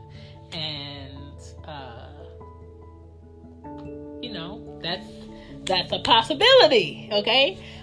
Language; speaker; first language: English; native; English